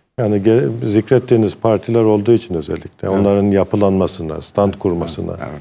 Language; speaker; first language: Turkish; early bilingual, heritage; Turkish